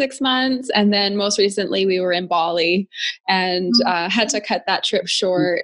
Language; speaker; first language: English; native; English